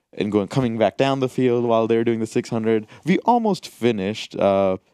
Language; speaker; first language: English; non-native, local second language; Gujarati